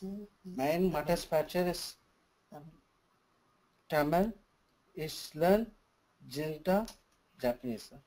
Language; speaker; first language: German; non-native, learner; Tamil